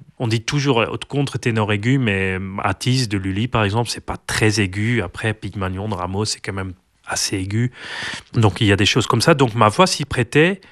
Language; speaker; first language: French; non-native, local second language; Dutch